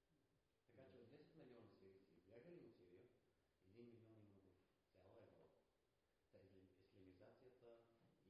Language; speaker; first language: Bulgarian; non-native, fluent; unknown